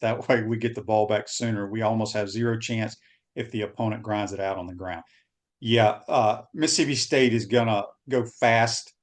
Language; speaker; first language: English; native; English